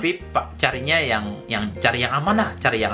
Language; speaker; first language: Indonesian; native; Indonesian